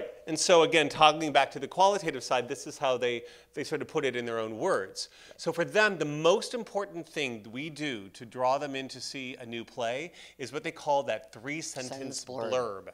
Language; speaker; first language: English; native; English